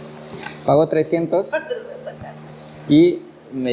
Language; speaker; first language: Spanish; non-native, fluent; Portuguese